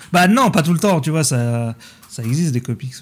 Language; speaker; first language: French; native; French